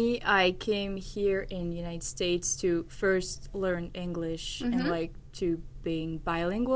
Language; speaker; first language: English; non-native, learner; French